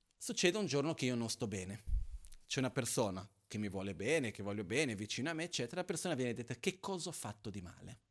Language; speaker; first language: Italian; non-native, fluent; Portuguese